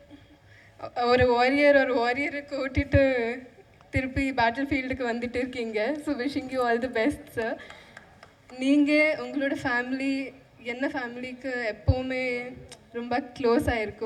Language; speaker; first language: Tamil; non-native, fluent; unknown